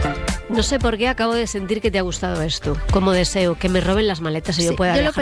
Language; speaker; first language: Spanish; native; Spanish